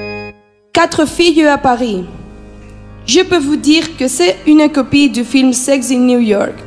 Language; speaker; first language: French; non-native, learner; Spanish